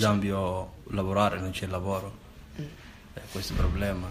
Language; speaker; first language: Italian; non-native, learner; Somali